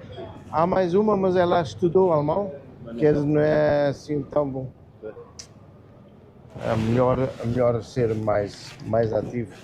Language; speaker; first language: Portuguese; non-native, learner; German